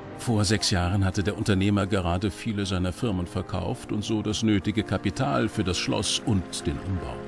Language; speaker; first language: German; native; German